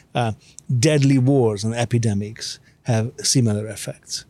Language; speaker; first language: English; non-native, fluent; Hungarian